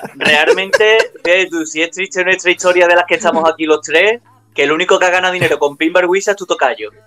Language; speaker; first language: Spanish; native; Spanish